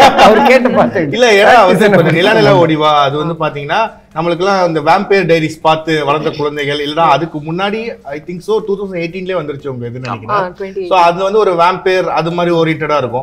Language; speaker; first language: Tamil; native; Tamil